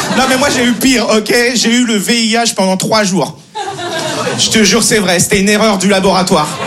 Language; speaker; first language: French; native; French